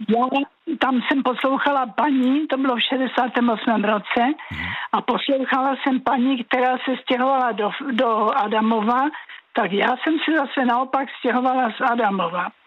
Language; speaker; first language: Czech; native; Czech